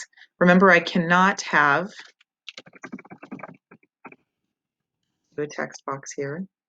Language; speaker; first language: English; native; English